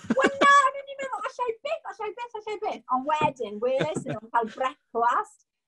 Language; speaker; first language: Welsh; non-native, local second language; English